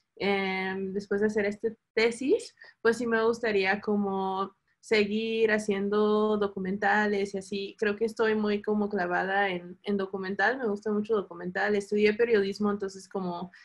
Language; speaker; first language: Spanish; early bilingual, heritage; Spanish